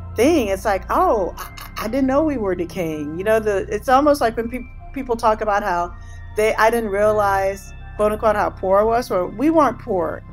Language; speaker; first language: English; native; English